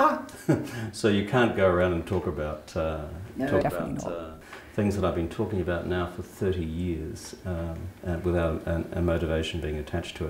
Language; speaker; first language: English; native; English